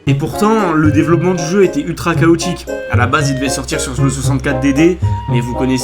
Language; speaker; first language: French; native; French